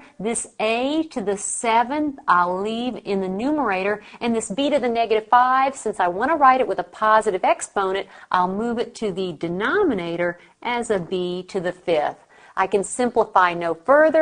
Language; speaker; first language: English; native; English